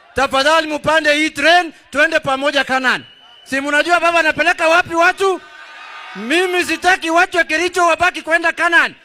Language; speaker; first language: Swahili; native; Swahili